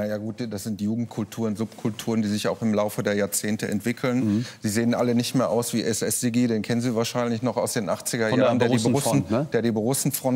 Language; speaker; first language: German; native; German